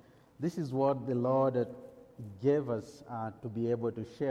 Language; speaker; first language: English; native; English